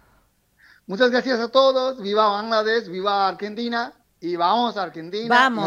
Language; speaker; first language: Spanish; non-native, fluent; Bangla